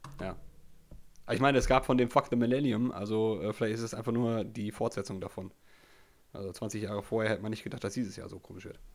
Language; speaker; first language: German; early bilingual, other home language; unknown